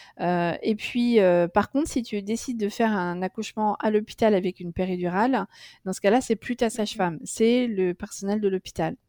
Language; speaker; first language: French; native; French